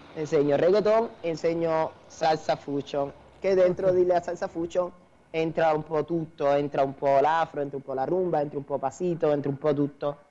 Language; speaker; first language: Italian; non-native, fluent; Spanish